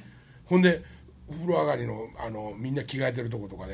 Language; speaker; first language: Japanese; native; Japanese